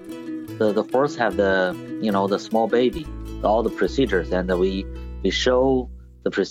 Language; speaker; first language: English; non-native, learner; Chinese